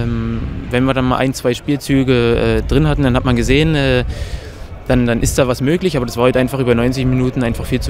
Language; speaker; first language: German; native; German